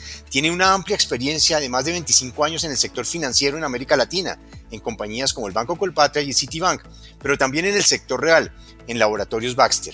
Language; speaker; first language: Spanish; native; Spanish